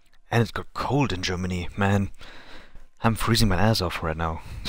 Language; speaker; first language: English; non-native, fluent; German